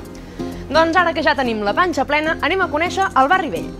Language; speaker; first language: Catalan; native; Catalan